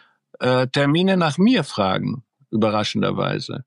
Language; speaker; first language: German; early bilingual, other home language; Greek